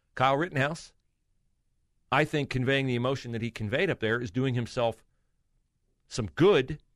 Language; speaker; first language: English; native; English